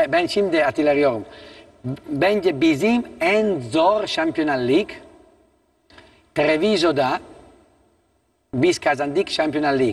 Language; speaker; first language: Turkish; non-native, learner; Italian